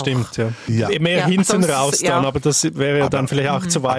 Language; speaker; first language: German; native; German